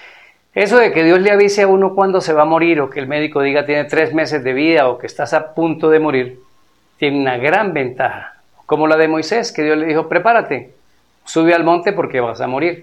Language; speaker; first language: Spanish; native; Spanish